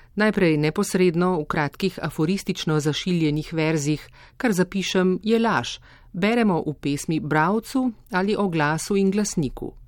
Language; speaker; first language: Slovenian; native; Slovenian